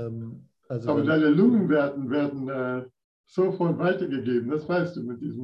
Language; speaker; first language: German; non-native, fluent; English